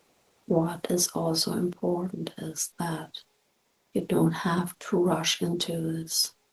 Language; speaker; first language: English; non-native, fluent; German